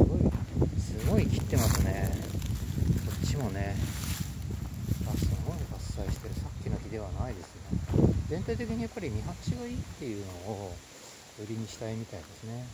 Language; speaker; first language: Japanese; native; Japanese